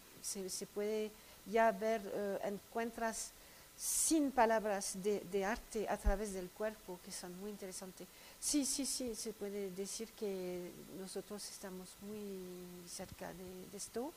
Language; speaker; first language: Spanish; non-native, fluent; French